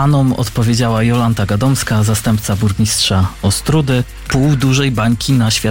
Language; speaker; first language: Polish; native; Polish